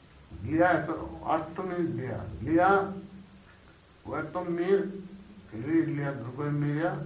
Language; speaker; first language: Russian; non-native, learner; Bangla